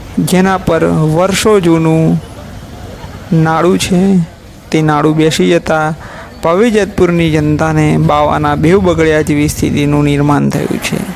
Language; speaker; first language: Gujarati; native; Gujarati